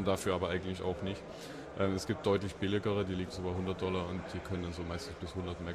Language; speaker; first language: German; native; German